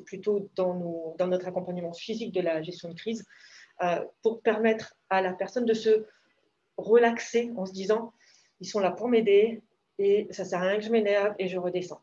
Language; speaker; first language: French; native; French